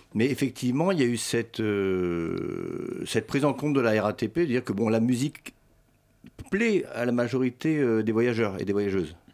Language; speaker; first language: French; early bilingual, other home language; Swedish